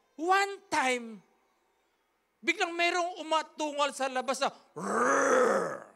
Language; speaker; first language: Filipino; native; Filipino